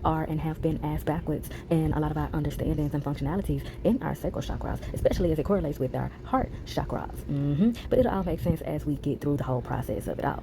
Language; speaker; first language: English; native; English